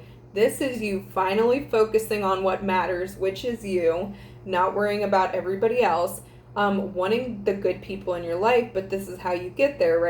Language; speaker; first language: English; native; English